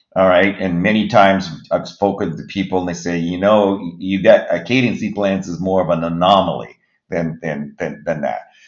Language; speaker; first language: English; native; English